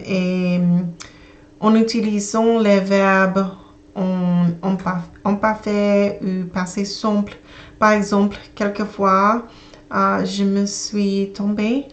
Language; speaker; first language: French; non-native, learner; English